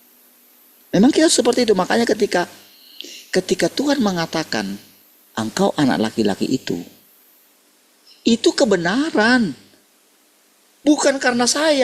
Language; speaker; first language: Indonesian; native; Indonesian